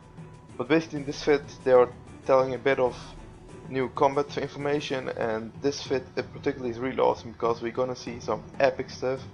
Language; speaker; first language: English; non-native, fluent; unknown